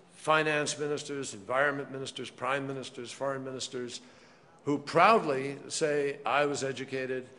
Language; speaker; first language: English; native; English